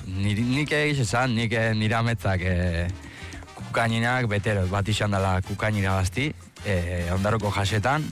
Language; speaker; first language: Basque; early bilingual, other home language; Spanish